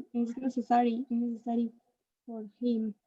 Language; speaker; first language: English; non-native, learner; Spanish